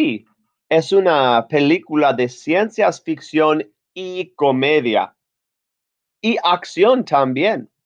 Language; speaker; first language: Spanish; non-native, fluent; English